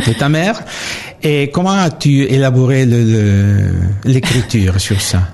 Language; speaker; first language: French; non-native, fluent; Italian